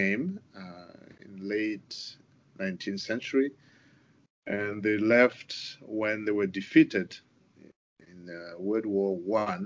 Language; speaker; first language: English; non-native, local second language; Kinyarwanda